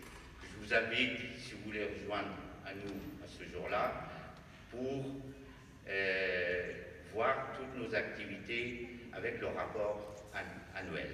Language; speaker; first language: French; non-native, fluent; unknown